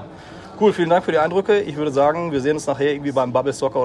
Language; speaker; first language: German; native; German